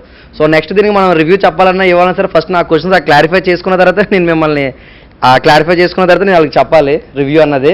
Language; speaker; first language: Telugu; native; Telugu